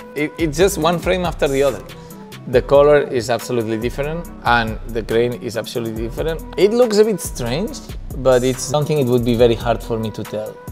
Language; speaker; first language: English; non-native, fluent; Spanish